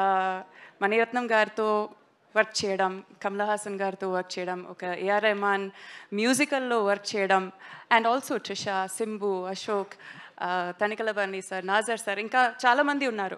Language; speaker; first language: Telugu; non-native, learner; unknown